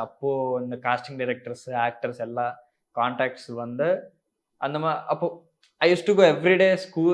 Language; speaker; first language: Tamil; non-native, learner; Telugu